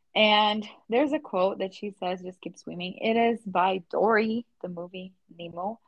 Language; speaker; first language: English; non-native, fluent; Portuguese